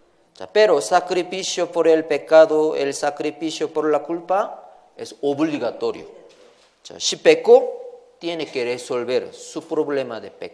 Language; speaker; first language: Spanish; non-native, learner; Korean